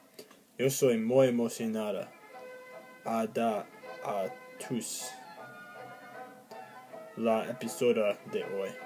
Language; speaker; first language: Spanish; non-native, learner; English